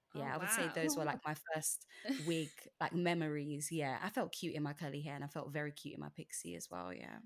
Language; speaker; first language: English; native; English